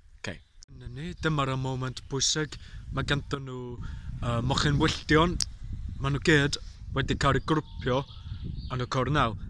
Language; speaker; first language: Welsh; non-native, local second language; English